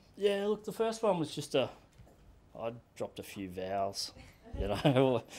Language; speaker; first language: English; native; English